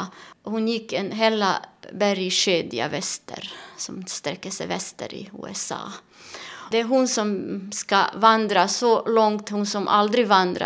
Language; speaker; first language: Swedish; non-native, learner; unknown